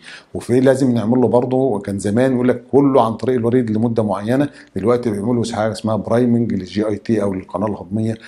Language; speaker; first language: Arabic; native; Arabic